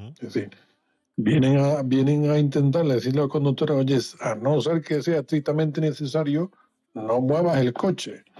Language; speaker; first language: Spanish; native; Spanish